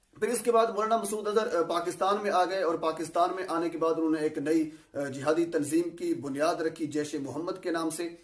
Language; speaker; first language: Urdu; non-native, local second language; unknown